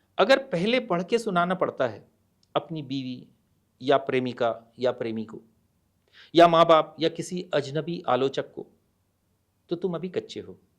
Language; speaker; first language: Hindi; native; Hindi